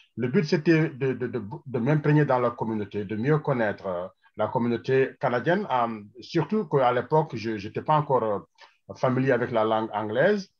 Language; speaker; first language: French; non-native, local second language; Wolof